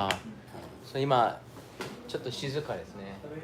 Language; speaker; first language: Japanese; non-native, fluent; English